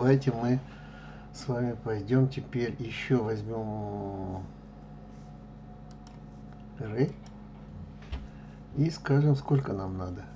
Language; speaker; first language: Russian; native; Russian